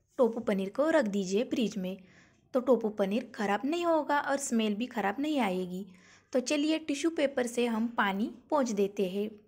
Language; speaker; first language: Hindi; non-native, local second language; Marathi